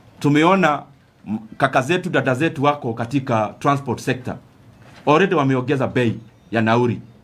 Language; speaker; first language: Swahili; non-native, local second language; Kikuyu